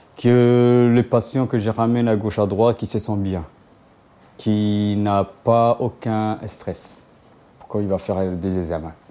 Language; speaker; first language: French; non-native, local second language; Somali